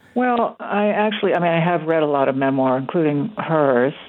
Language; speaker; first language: English; native; English